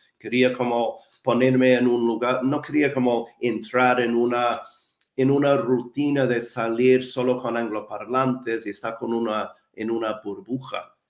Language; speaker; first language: Spanish; non-native, fluent; English